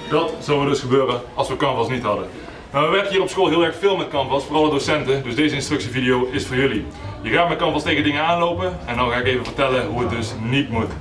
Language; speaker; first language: Dutch; native; Dutch